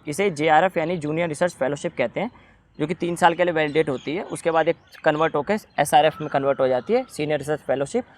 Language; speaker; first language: Hindi; native; Hindi